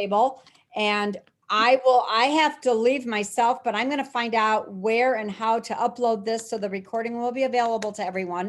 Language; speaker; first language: English; native; English